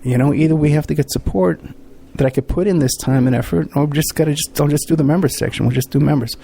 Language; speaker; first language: English; native; English